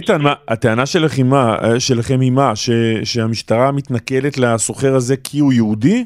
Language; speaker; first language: Hebrew; native; Hebrew